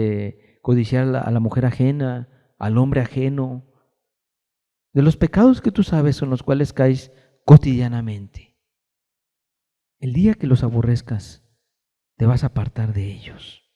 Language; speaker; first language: Spanish; native; Spanish